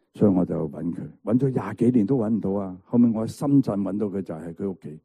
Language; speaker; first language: Cantonese; native; Cantonese